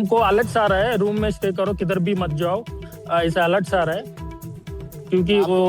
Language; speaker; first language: Hindi; non-native, local second language; Telugu